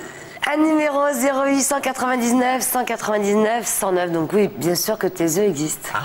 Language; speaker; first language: French; native; French